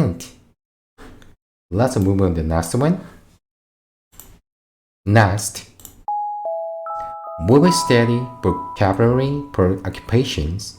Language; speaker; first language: English; non-native, fluent; Korean